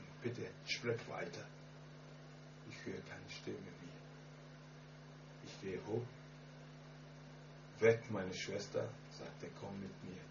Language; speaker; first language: German; non-native, learner; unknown